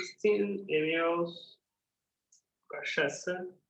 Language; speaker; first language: English; non-native, learner; Portuguese